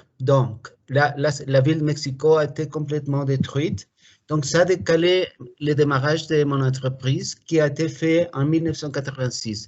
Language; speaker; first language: French; non-native, fluent; Spanish